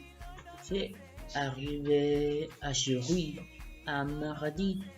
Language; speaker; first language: French; non-native, learner; Spanish